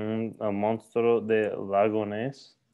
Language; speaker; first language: Spanish; non-native, learner; English